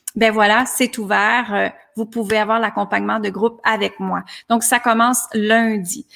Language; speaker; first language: French; native; French